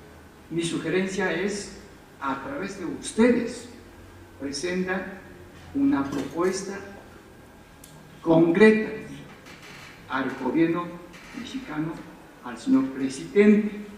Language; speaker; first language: Spanish; non-native, fluent; Chinese